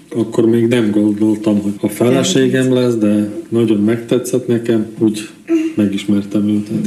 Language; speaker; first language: Hungarian; non-native, local second language; Ukrainian